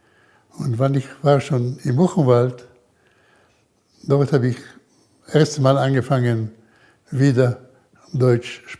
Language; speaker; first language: German; early bilingual, heritage; German